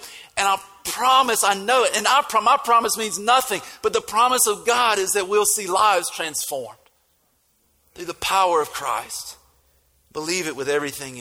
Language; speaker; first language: English; native; English